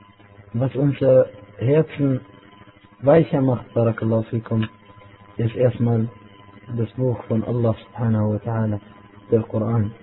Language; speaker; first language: German; non-native, fluent; Arabic